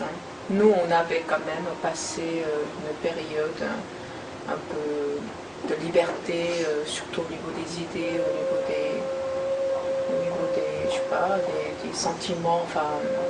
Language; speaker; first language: French; non-native, fluent; Korean